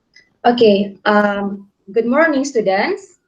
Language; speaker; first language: English; non-native, learner; Indonesian